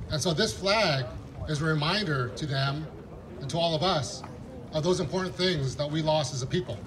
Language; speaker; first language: English; early bilingual, other home language; Vietnamese